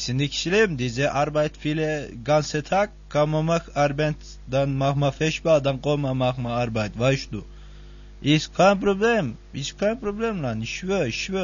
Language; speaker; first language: German; non-native, learner; Turkish